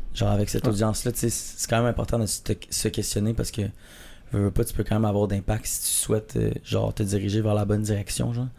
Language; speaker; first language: French; native; French